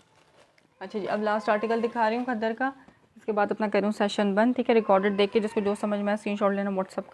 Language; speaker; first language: Urdu; native; Urdu